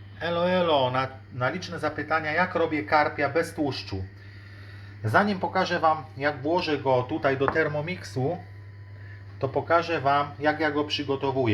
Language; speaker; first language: Polish; native; Polish